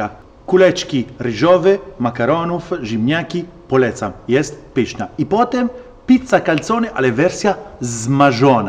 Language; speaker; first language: Polish; non-native, learner; Italian